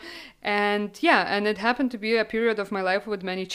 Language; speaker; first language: English; non-native, fluent; Lithuanian